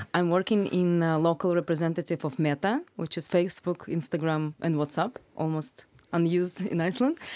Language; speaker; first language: English; non-native, fluent; Russian